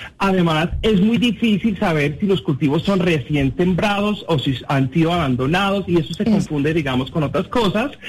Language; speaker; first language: Spanish; non-native, fluent; English